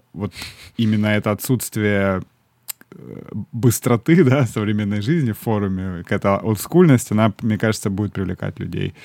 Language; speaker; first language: Russian; native; Russian